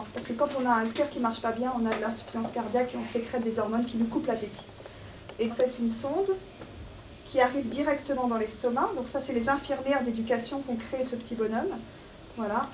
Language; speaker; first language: French; native; French